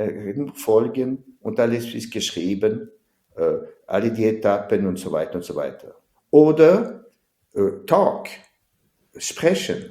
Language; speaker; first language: German; non-native, fluent; French